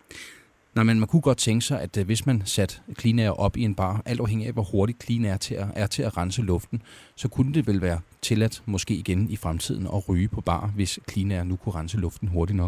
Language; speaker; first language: Danish; native; Danish